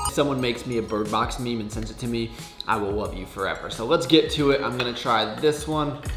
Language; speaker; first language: English; native; English